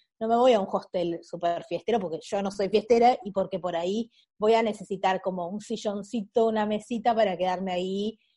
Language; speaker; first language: Spanish; native; Spanish